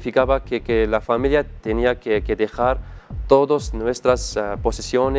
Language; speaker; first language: Spanish; non-native, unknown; Arabic